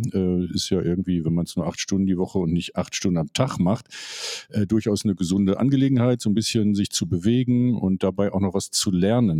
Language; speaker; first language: German; native; German